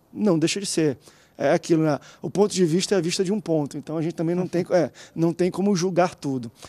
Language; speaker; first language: Portuguese; native; Portuguese